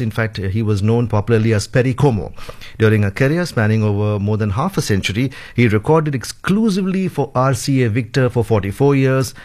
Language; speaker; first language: English; early bilingual, other home language; Hindi